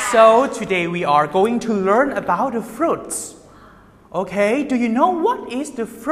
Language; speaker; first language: English; non-native, learner; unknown